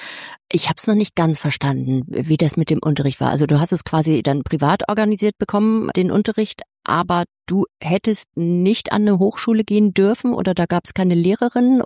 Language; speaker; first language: German; native; German